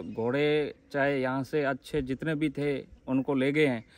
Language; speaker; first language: Hindi; native; Hindi